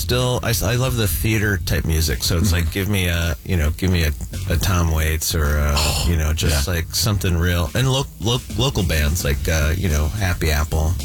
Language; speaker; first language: English; native; English